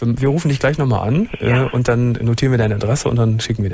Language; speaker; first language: German; native; German